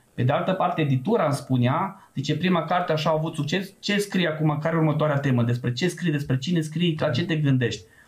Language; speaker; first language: Romanian; non-native, local second language; Serbian